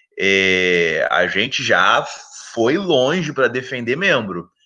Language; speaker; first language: Portuguese; native; Portuguese